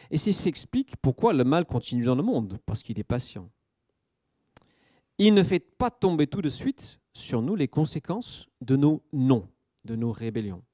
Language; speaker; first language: French; native; French